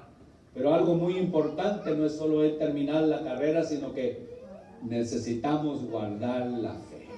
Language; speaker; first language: Spanish; native; Spanish